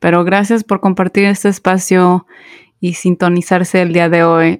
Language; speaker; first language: Spanish; early bilingual, heritage; Spanish